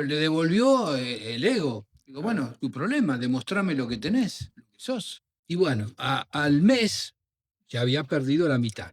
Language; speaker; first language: Spanish; native; Spanish